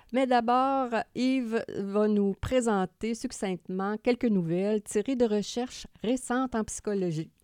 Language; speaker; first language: French; native; French